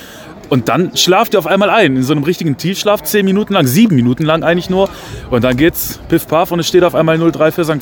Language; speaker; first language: German; native; German